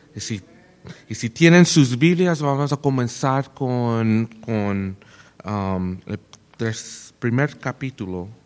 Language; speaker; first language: Spanish; non-native, learner; English